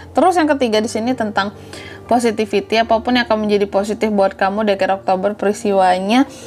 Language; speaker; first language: Indonesian; native; Indonesian